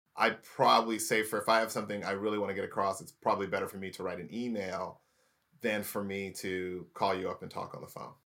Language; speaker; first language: English; native; English